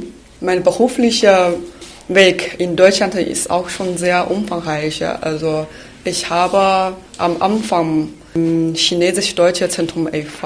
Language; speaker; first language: German; non-native, fluent; Chinese